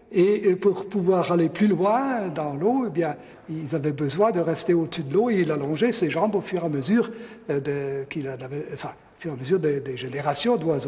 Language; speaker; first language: French; native; French